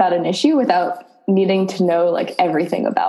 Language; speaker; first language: English; native; English